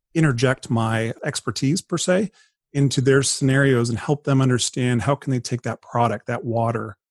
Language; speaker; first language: English; native; English